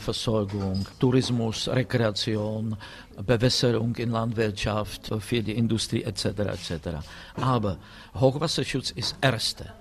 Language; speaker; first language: German; non-native, fluent; Czech